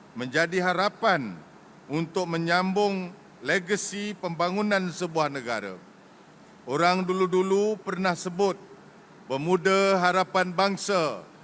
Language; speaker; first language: Malay; native; Malay